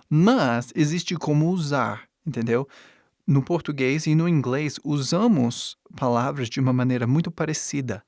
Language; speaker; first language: Portuguese; non-native, fluent; English